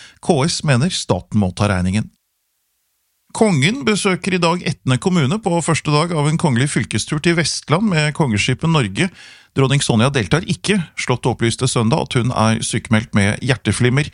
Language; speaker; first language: Norwegian; native; Norwegian